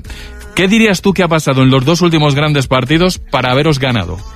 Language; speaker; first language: Spanish; native; Spanish